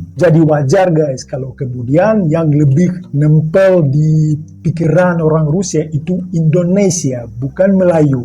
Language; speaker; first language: Indonesian; non-native, fluent; Russian